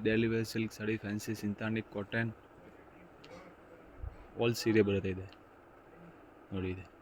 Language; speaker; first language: Kannada; non-native, local second language; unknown